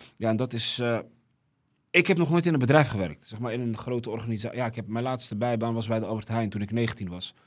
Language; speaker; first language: Dutch; early bilingual, other home language; Riffian